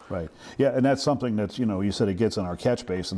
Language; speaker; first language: English; native; English